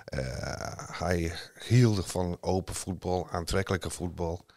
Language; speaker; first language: Dutch; non-native, fluent; English